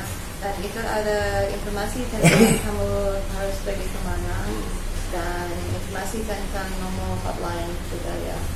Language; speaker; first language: Indonesian; non-native, fluent; English